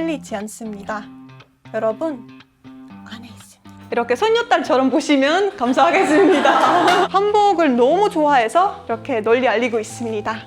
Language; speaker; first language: Korean; non-native, fluent; Estonian